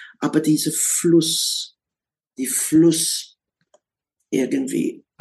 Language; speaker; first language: German; non-native, learner; English